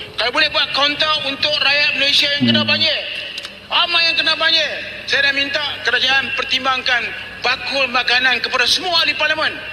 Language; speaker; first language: Malay; native; Malay